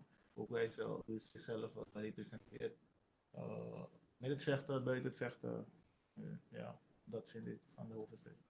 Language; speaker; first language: Dutch; non-native, local second language; Sranan Tongo